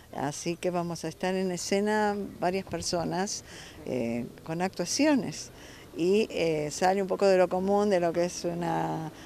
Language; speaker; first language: Spanish; native; Spanish